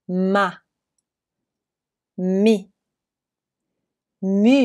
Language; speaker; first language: Greek; non-native, fluent; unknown